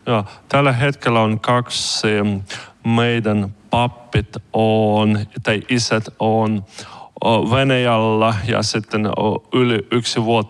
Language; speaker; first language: Finnish; non-native, learner; Ukrainian